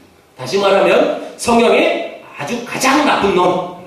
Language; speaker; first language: Korean; native; Korean